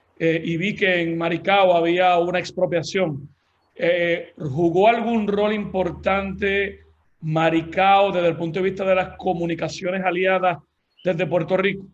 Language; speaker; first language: Spanish; native; Spanish